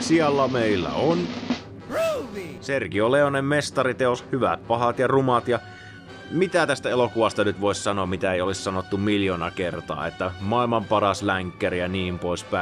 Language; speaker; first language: Finnish; native; Finnish